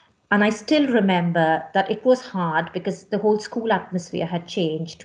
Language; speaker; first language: English; non-native, local second language; Hindi